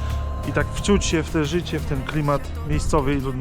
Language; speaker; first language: Polish; native; Polish